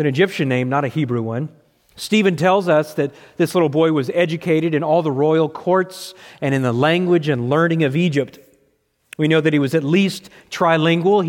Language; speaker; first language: English; native; English